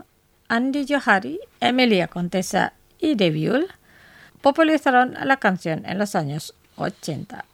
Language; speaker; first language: Spanish; non-native, fluent; Indonesian